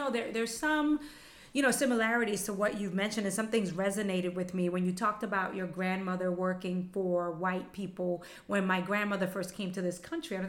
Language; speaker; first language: English; early bilingual, other home language; Spanish